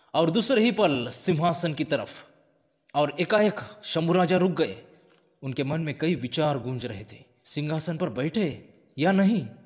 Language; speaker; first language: Hindi; non-native, local second language; Marathi